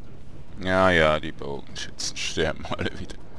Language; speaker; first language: German; native; German